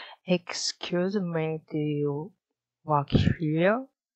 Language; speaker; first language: English; non-native, learner; Japanese